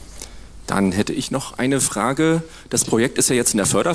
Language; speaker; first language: German; native; German